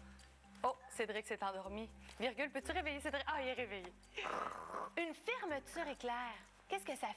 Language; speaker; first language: French; native; French